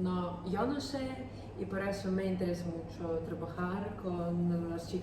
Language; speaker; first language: Spanish; non-native, learner; Ukrainian